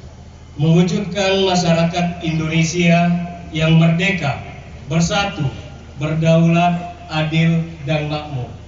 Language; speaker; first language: Indonesian; native; Indonesian